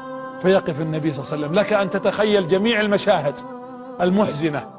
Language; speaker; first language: Arabic; native; Arabic